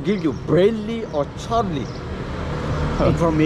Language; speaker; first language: English; non-native, learner; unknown